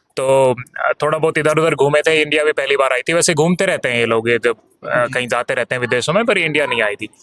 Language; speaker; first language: Hindi; native; Hindi